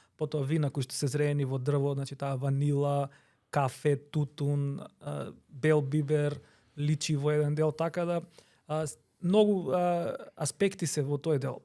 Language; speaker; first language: Macedonian; native; Macedonian